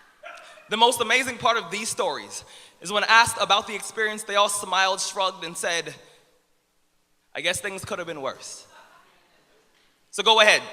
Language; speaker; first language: English; native; English